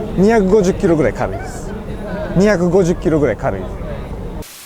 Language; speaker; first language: Japanese; native; Japanese